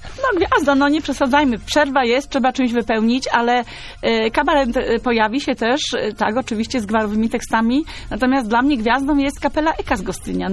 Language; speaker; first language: Polish; native; Polish